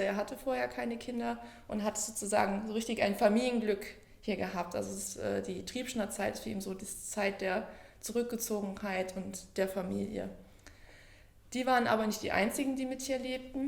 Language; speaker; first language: German; native; German